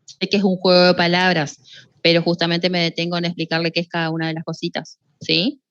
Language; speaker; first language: Spanish; native; Spanish